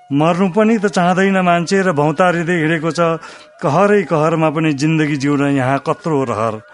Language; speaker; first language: Nepali; native; Nepali